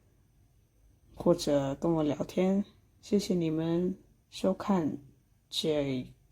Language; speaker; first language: Chinese; non-native, fluent; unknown